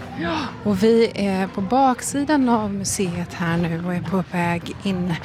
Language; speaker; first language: Swedish; native; Swedish